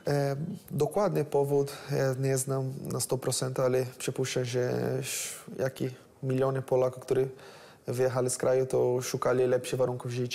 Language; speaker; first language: Polish; non-native, learner; Portuguese